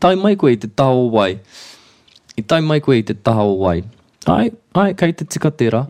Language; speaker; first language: Māori; non-native, local second language; English